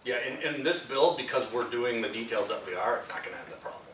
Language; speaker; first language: English; native; English